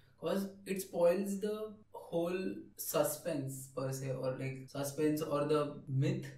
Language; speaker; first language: English; non-native, local second language; Telugu